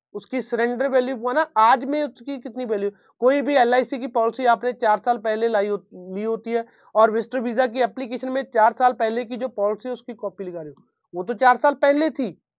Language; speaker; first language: Hindi; non-native, local second language; Punjabi